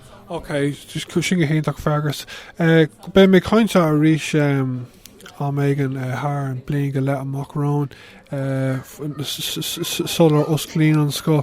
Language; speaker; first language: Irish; non-native, local second language; English